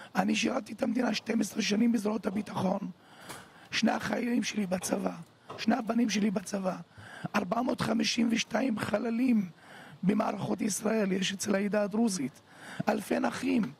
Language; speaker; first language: Hebrew; non-native, local second language; Arabic